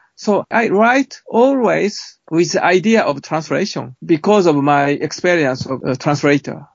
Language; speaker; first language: English; non-native, fluent; Japanese